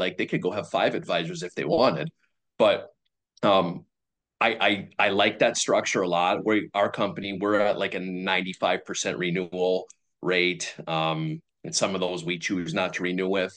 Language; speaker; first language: English; native; English